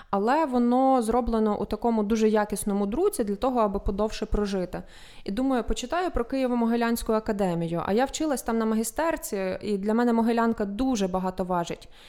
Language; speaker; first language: Ukrainian; native; Ukrainian